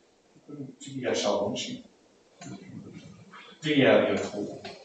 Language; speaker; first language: Chinese; non-native, learner; English